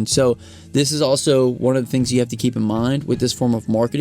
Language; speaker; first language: English; native; English